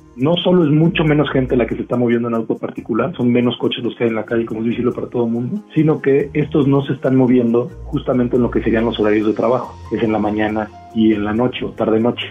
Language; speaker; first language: Spanish; native; Spanish